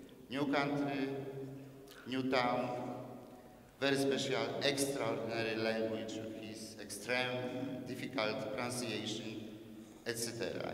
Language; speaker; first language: English; non-native, learner; Polish